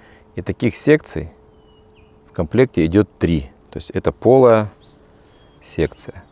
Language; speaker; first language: Russian; native; Russian